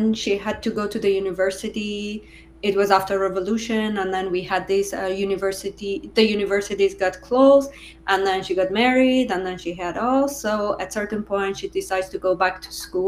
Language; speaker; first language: English; non-native, fluent; Persian